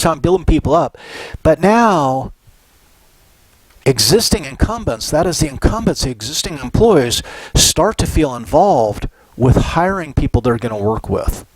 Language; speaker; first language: English; native; English